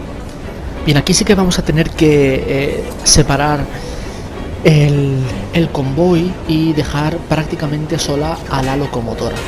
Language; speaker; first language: Spanish; native; Spanish